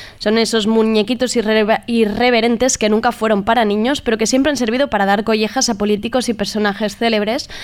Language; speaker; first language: Spanish; native; Spanish